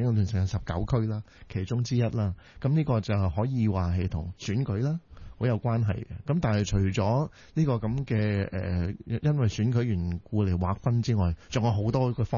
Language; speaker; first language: Cantonese; native; Cantonese